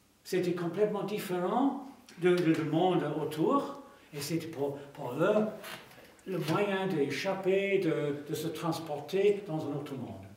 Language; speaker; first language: French; non-native, fluent; English